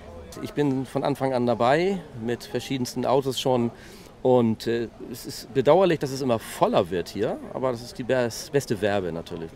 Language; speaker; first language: German; native; German